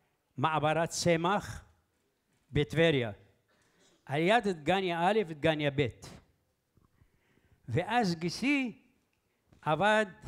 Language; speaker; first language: Hebrew; early bilingual, other home language; Arabic